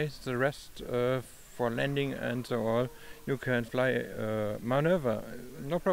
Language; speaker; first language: English; non-native, learner; German